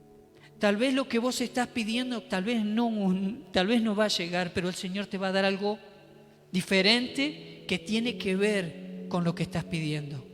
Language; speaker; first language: Spanish; native; Spanish